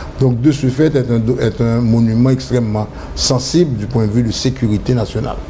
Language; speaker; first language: French; non-native, local second language; Haitian Creole